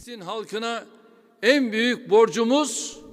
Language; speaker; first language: Turkish; native; Turkish